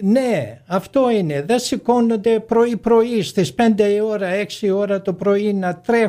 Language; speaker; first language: Greek; early bilingual, heritage; Greek